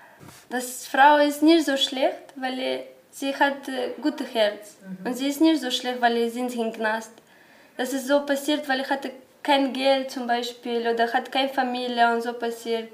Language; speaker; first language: German; non-native, learner; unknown